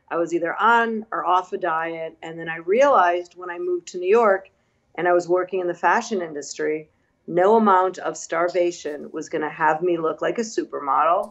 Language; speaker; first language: English; native; English